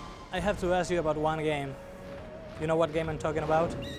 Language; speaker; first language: English; non-native, fluent; Spanish